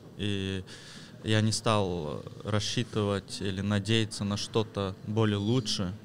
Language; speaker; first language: Russian; early bilingual, heritage; Russian